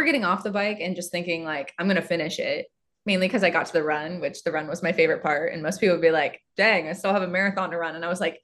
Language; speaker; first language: English; native; English